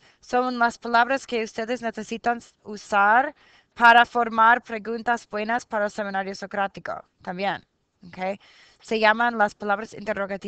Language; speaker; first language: Spanish; non-native, fluent; English